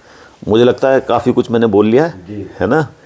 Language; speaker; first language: Hindi; native; Hindi